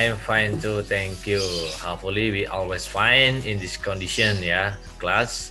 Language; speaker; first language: English; non-native, learner; Indonesian